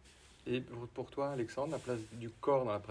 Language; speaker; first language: French; native; French